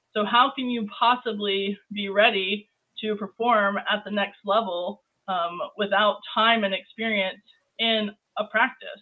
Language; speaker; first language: English; native; English